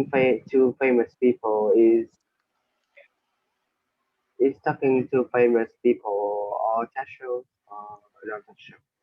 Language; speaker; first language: English; non-native, learner; Vietnamese